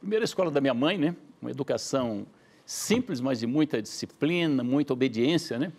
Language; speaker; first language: Portuguese; native; Portuguese